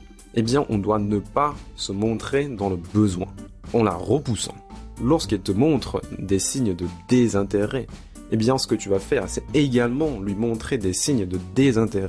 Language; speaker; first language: French; native; French